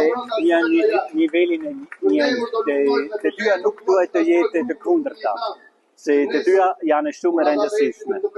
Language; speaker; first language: Albanian; non-native, learner; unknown